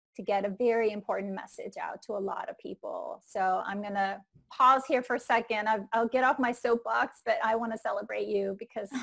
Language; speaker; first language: English; non-native, fluent; Icelandic